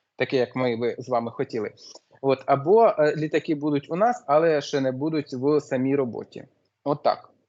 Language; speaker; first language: Ukrainian; non-native, local second language; Russian